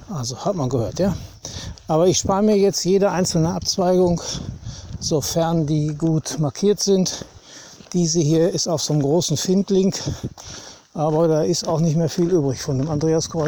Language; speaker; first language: German; native; German